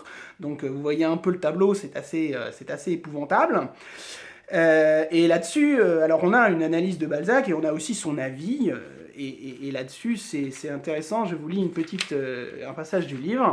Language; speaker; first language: French; native; French